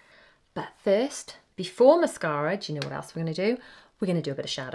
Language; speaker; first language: English; native; English